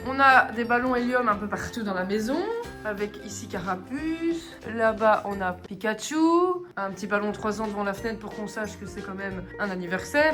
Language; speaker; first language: French; native; French